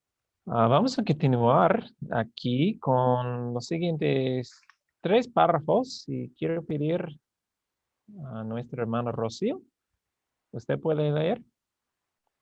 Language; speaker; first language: Spanish; non-native, learner; English